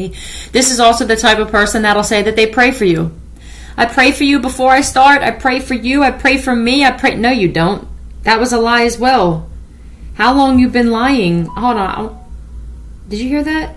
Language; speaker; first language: English; native; English